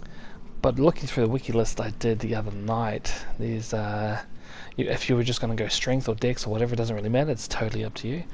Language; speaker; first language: English; native; English